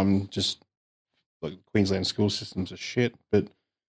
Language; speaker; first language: English; native; English